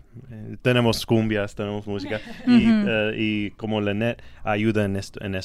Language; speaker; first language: Spanish; non-native, learner; English